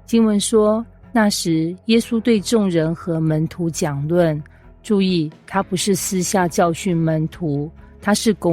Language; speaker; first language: Chinese; native; Chinese